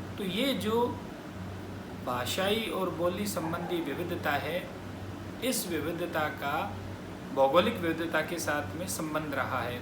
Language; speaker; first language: Hindi; native; Hindi